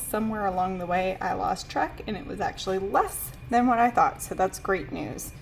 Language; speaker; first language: English; native; English